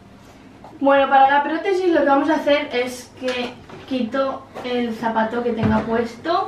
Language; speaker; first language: Spanish; native; Spanish